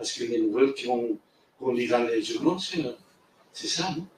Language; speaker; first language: French; non-native, fluent; Spanish